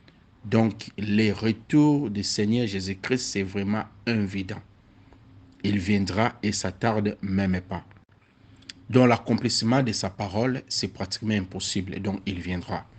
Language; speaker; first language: French; non-native, local second language; Lingala